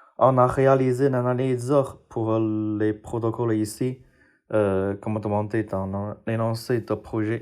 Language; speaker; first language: French; non-native, fluent; Chinese